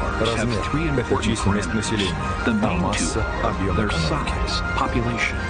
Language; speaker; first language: Russian; native; Russian